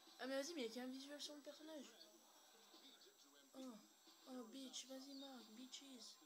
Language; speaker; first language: French; native; French